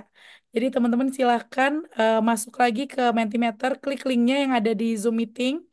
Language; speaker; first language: Indonesian; native; Indonesian